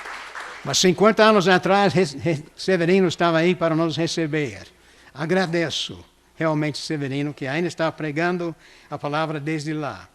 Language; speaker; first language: Portuguese; non-native, fluent; English